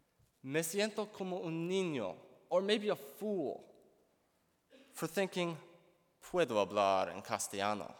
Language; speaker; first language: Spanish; non-native, learner; English